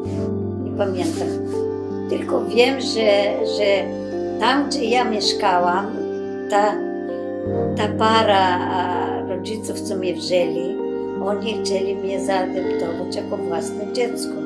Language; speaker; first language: Polish; early bilingual, other home language; Macedonian